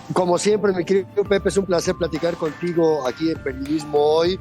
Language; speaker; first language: Spanish; native; Spanish